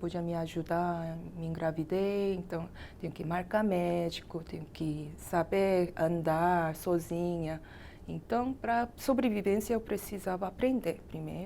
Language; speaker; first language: Portuguese; non-native, fluent; Korean